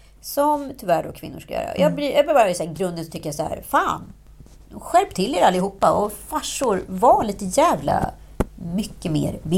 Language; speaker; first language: Swedish; native; Swedish